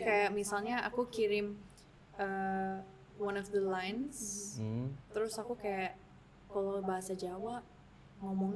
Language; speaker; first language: Indonesian; early bilingual, heritage; English